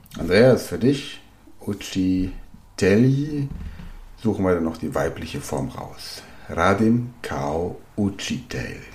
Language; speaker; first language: German; native; German